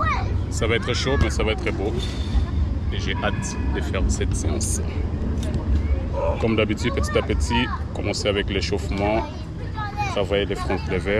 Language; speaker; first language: French; native; French